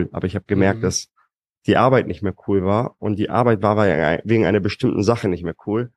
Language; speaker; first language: German; native; German